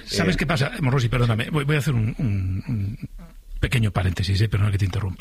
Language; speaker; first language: Spanish; native; Spanish